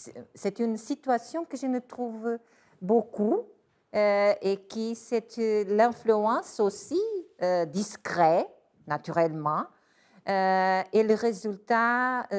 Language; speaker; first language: French; non-native, fluent; Portuguese